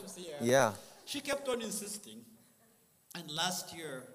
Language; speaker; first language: English; non-native, local second language; Kinyarwanda